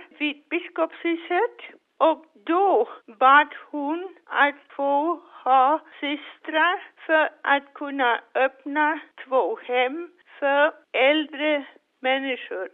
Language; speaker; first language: Swedish; non-native, fluent; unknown